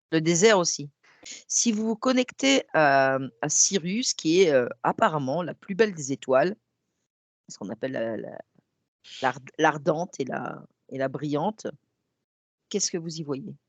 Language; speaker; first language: French; native; French